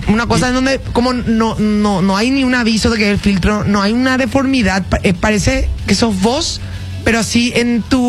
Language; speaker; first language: Spanish; native; Spanish